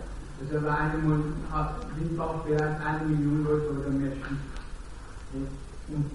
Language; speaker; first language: German; non-native, learner; Persian